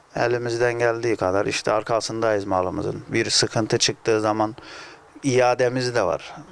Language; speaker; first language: Turkish; native; Turkish